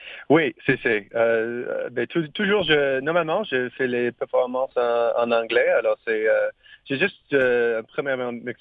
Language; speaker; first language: French; non-native, learner; English